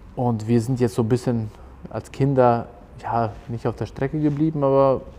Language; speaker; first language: German; early bilingual, other home language; Albanian